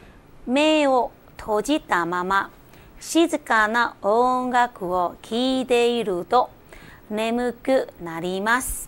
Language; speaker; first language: Japanese; non-native, fluent; Chinese